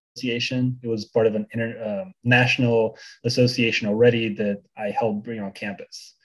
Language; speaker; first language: English; early bilingual, other home language; Bulgarian